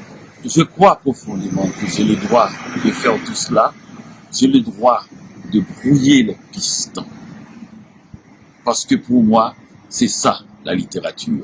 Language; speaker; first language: French; non-native, local second language; Haitian Creole